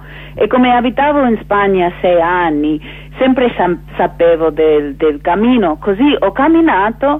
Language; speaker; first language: Italian; non-native, fluent; English